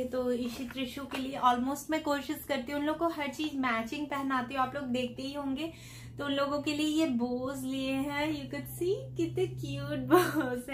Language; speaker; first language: Hindi; native; Hindi